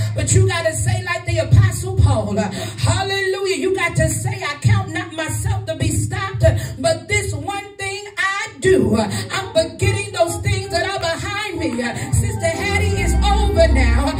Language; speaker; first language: English; native; English